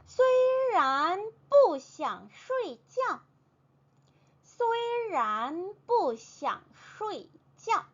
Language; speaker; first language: Chinese; non-native, fluent; Korean